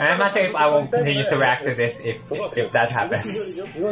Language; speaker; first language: English; non-native, local second language; Filipino